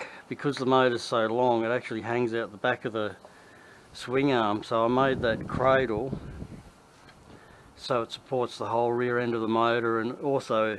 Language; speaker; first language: English; native; English